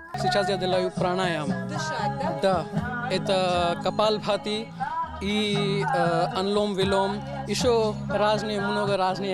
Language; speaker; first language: Russian; non-native, learner; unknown